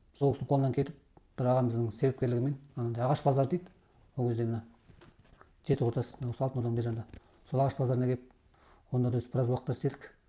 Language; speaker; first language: Kazakh; early bilingual, heritage; Kazakh